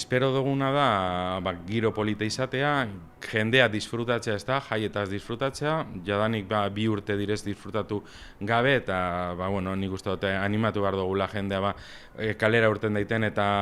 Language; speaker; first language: Basque; native; Basque